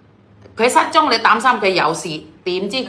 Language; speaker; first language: Cantonese; non-native, fluent; Indonesian